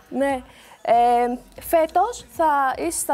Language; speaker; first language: Greek; native; Greek